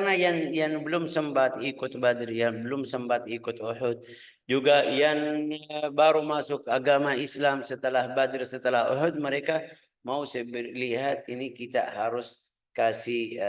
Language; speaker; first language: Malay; non-native, fluent; Arabic